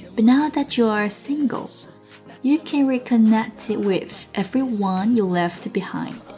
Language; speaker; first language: English; non-native, fluent; Chinese